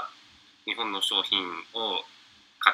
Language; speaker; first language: Japanese; non-native, learner; English